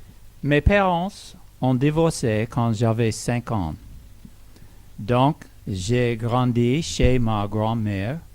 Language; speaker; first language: French; non-native, learner; English